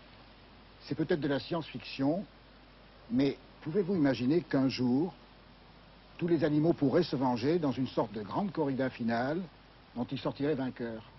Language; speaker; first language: French; native; French